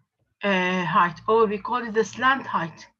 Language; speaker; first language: English; non-native, fluent; Arabic